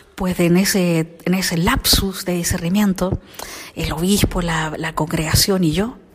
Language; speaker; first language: Spanish; native; Spanish